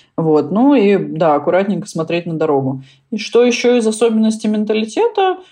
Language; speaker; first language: Russian; native; Russian